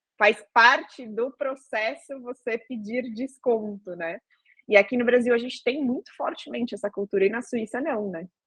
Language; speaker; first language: Portuguese; native; Portuguese